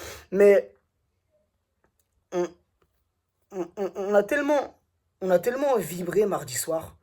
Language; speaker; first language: French; native; French